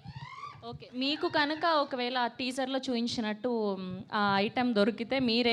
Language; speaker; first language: Telugu; native; Telugu